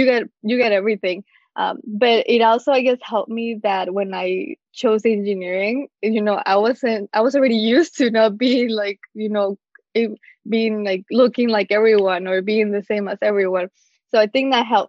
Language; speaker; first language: English; early bilingual, other home language; Spanish